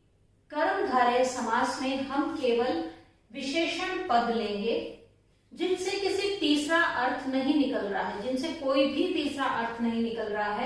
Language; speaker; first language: Hindi; native; Hindi